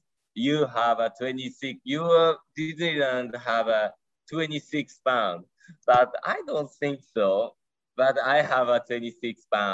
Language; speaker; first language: English; non-native, learner; Japanese